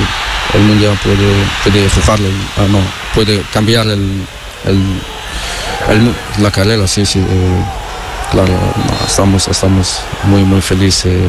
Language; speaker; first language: Spanish; non-native, learner; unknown